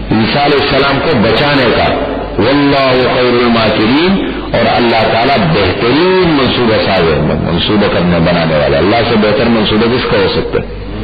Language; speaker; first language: Urdu; non-native, local second language; Pashto